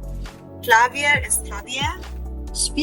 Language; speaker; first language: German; non-native, fluent; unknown